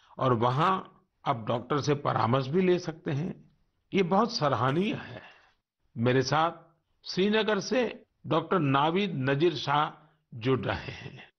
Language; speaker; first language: Hindi; non-native, local second language; Gujarati